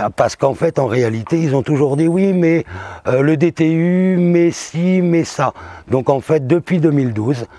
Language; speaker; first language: French; native; French